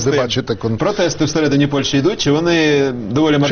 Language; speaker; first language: Ukrainian; native; Ukrainian